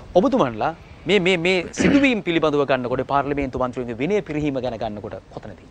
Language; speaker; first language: Sinhala; native; Sinhala